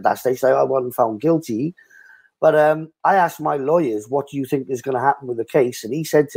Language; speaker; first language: English; native; English